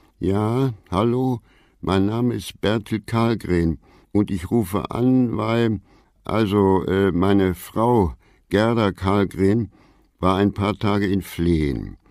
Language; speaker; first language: German; native; German